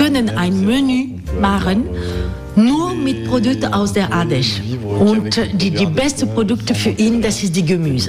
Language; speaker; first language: German; non-native, fluent; French